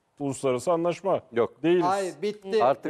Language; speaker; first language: Turkish; native; Turkish